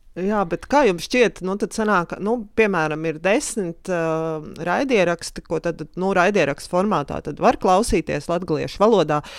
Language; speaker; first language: Latvian; native; Latvian